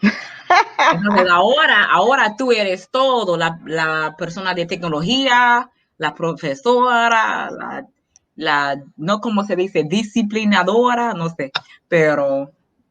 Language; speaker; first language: Spanish; non-native, fluent; English